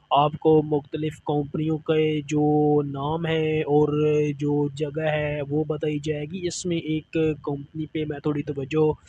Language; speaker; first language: Urdu; non-native, local second language; Punjabi